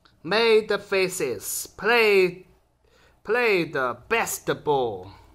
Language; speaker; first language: English; non-native, learner; Chinese